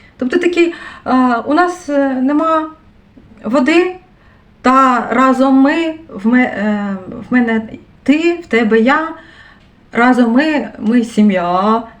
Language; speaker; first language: Ukrainian; non-native, local second language; Russian